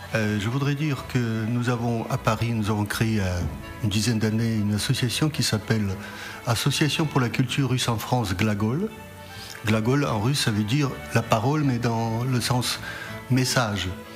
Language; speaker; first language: French; non-native, fluent; Russian